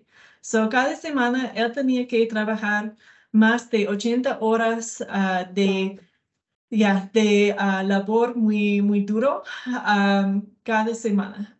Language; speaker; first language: Spanish; non-native, learner; English